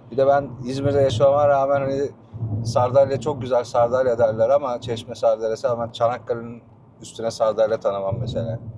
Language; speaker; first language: Turkish; native; Turkish